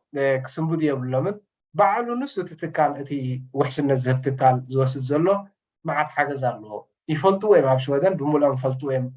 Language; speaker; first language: Tigrinya; native; Tigrinya